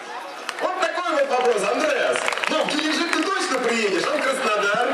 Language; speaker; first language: Russian; native; Russian